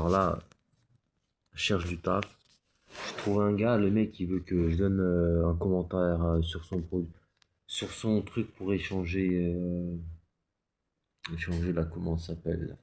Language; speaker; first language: French; native; French